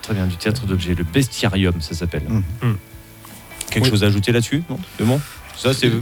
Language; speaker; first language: French; native; French